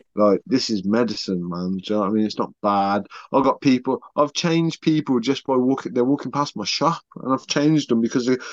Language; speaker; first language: English; early bilingual, other home language; Spanish